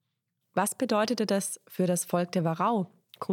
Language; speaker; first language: German; native; German